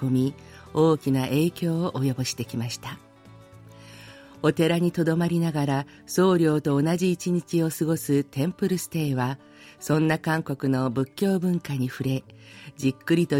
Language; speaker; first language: Japanese; native; Japanese